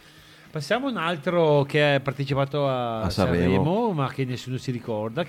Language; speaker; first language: Italian; native; Italian